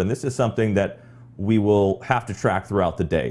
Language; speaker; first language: English; native; English